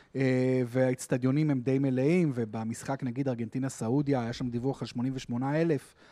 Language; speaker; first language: Hebrew; native; Hebrew